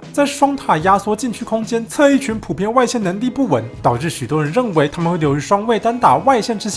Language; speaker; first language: Chinese; native; Chinese